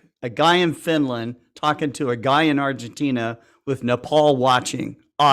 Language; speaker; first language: English; native; English